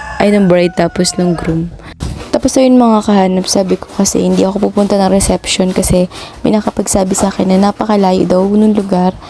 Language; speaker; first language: Filipino; native; Filipino